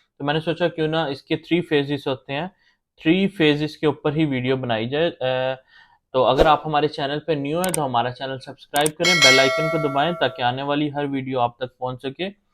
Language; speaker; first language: Urdu; non-native, local second language; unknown